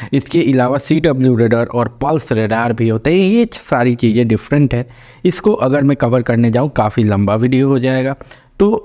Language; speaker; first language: Hindi; native; Hindi